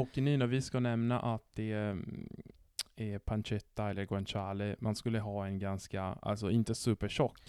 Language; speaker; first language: Swedish; non-native, fluent; Italian